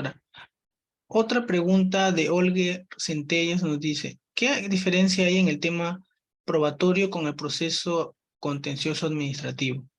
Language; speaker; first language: Spanish; native; Spanish